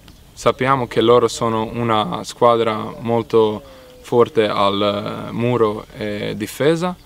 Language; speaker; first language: Italian; non-native, learner; Croatian